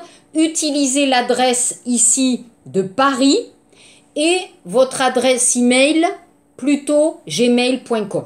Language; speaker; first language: French; native; French